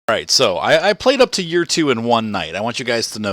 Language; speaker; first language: English; native; English